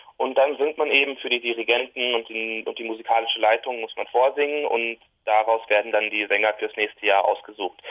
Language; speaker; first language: German; native; German